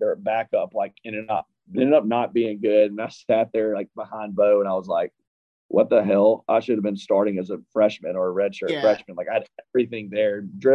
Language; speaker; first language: English; native; English